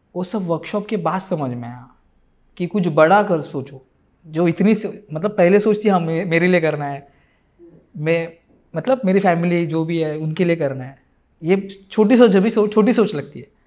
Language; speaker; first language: Hindi; non-native, local second language; Marathi